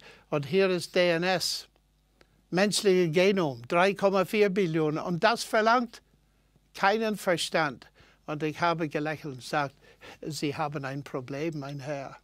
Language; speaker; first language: German; non-native, fluent; English